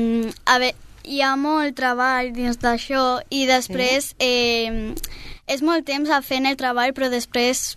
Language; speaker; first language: Catalan; non-native, local second language; Spanish